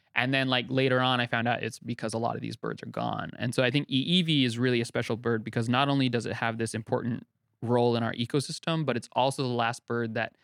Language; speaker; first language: English; native; English